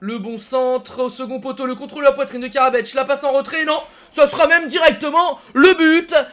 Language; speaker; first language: French; native; French